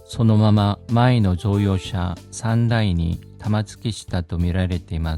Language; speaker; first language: Japanese; non-native, fluent; Korean